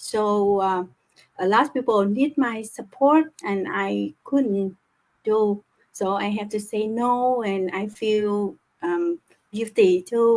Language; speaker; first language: English; non-native, learner; Vietnamese